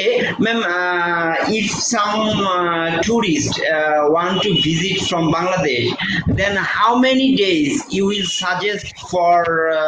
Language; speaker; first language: English; non-native, local second language; Bangla